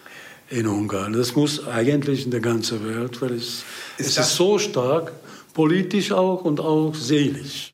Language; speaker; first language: German; non-native, learner; Hungarian